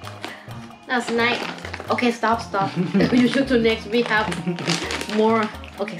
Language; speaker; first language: English; non-native, learner; Thai